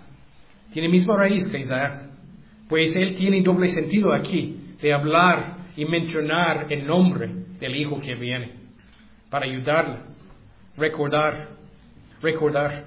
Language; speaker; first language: Spanish; non-native, learner; English